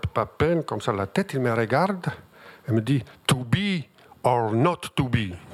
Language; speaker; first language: French; non-native, fluent; Bosnian